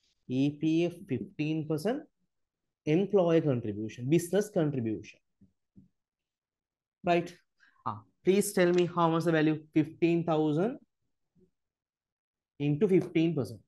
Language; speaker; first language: English; non-native, local second language; Sinhala